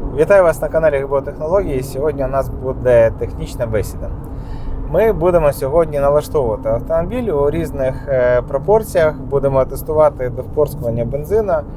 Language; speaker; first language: Ukrainian; non-native, local second language; Russian